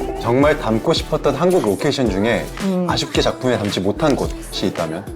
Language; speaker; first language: Korean; early bilingual, heritage; Korean